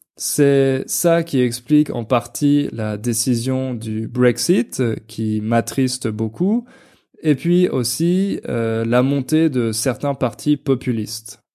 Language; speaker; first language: French; native; French